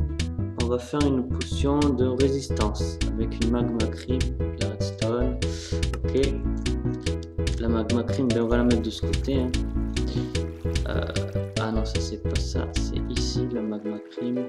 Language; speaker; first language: French; native; French